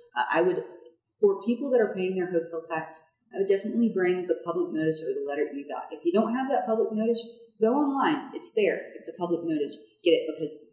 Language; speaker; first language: English; native; English